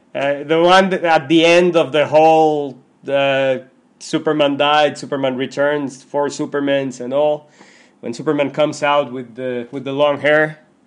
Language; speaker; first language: English; non-native, fluent; Spanish